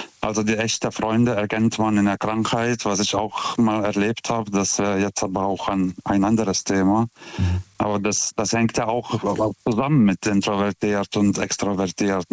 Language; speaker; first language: German; non-native, fluent; Lithuanian